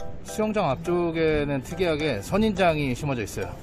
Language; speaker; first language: Korean; native; Korean